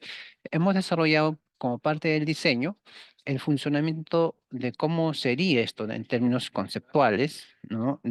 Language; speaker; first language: Spanish; native; Spanish